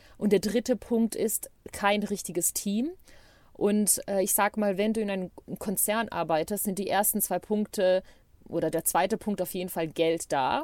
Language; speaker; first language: German; non-native, fluent; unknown